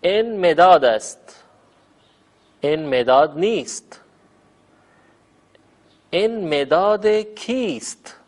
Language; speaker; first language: Persian; non-native, fluent; Urdu